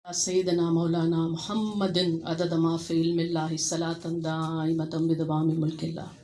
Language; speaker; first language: Urdu; non-native, local second language; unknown